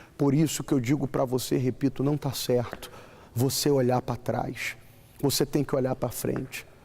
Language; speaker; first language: Portuguese; native; Portuguese